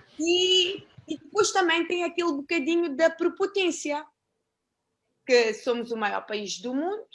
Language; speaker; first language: Portuguese; native; Portuguese